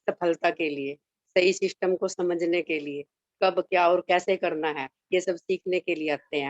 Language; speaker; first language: Hindi; native; Hindi